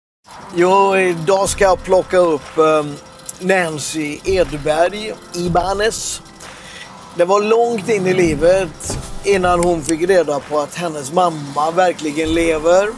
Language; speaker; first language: Swedish; native; Swedish